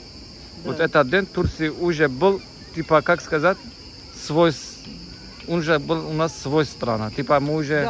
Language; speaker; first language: Russian; non-native, learner; Turkish